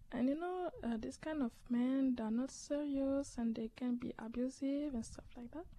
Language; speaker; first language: English; native; English